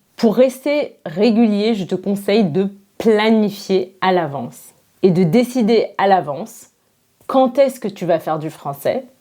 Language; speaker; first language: French; native; French